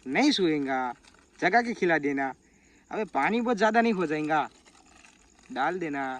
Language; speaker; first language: Hindi; non-native, local second language; Gujarati